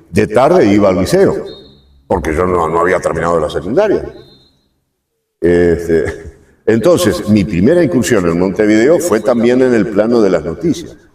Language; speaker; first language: Spanish; native; Spanish